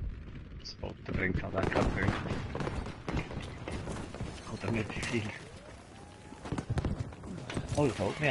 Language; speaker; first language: German; native; German